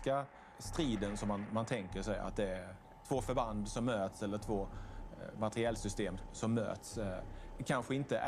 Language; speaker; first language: Swedish; native; Swedish